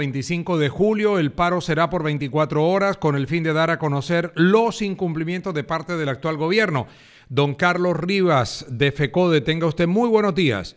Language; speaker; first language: Spanish; native; Spanish